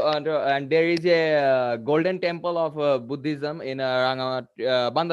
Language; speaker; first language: English; non-native, local second language; Bangla